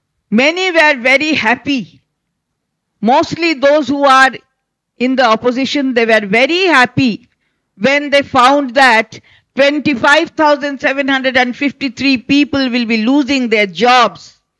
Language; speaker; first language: English; non-native, local second language; Bangla